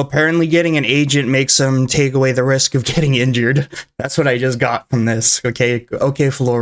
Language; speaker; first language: English; native; English